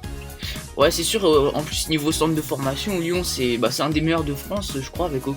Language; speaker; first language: French; native; French